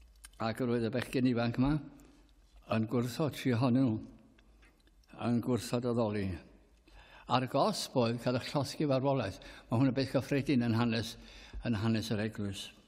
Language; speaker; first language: Welsh; native; Welsh